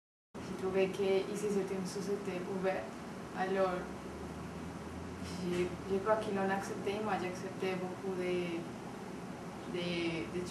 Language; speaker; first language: French; non-native, learner; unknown